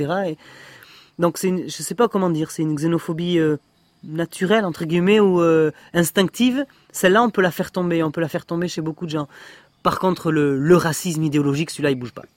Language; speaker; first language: French; native; French